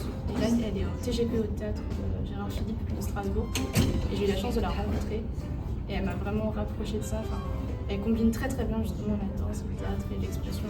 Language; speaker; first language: French; native; French